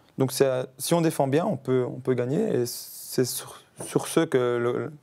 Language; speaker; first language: French; native; French